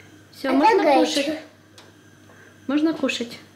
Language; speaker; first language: Russian; native; Russian